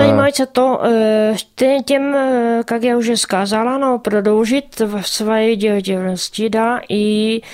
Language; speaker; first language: Russian; non-native, learner; Czech